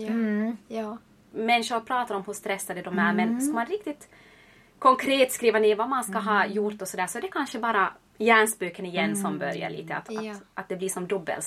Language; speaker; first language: Swedish; native; Swedish